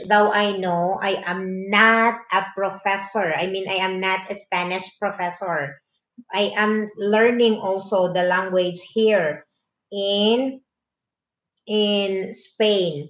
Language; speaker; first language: English; non-native, local second language; Filipino